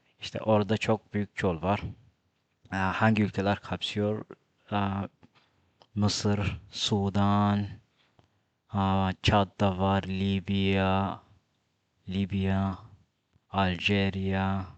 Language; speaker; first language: Turkish; non-native, fluent; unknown